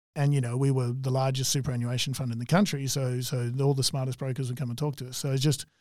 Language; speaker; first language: English; native; English